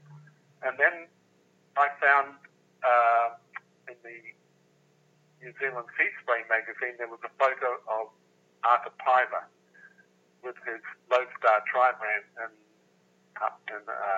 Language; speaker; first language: English; native; English